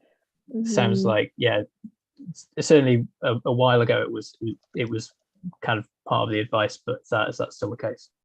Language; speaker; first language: English; native; English